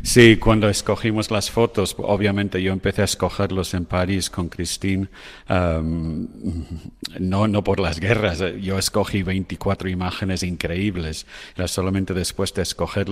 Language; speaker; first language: Spanish; non-native, fluent; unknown